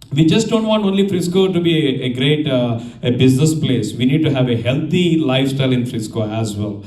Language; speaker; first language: English; non-native, local second language; Telugu